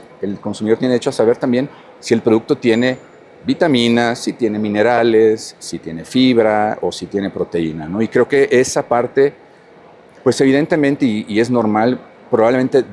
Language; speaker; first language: Spanish; native; Spanish